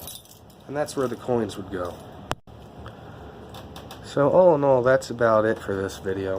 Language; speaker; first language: English; native; English